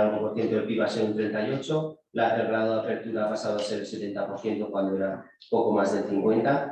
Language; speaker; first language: Spanish; native; Spanish